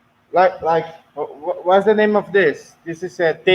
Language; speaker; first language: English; non-native, learner; Portuguese